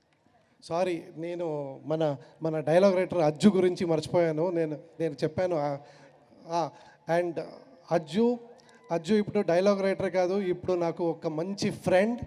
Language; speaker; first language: Telugu; non-native, learner; Kannada